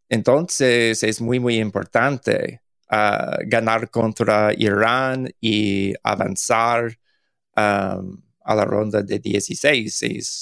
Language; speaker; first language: Spanish; non-native, learner; English